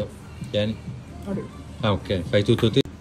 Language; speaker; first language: Italian; native; Italian